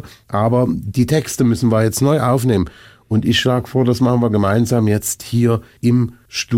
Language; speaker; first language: German; native; German